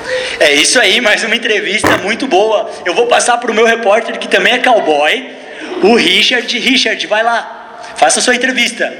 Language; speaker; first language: Portuguese; native; Portuguese